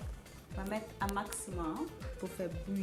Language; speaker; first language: French; non-native, learner; Portuguese